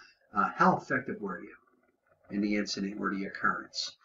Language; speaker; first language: English; native; English